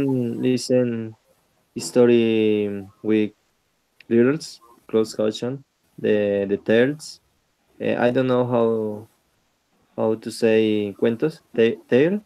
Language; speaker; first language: English; non-native, learner; Spanish